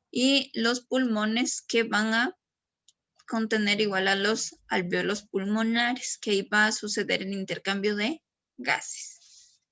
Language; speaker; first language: Spanish; native; Spanish